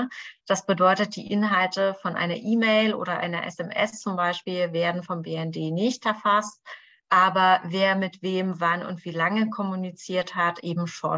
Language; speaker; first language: German; native; German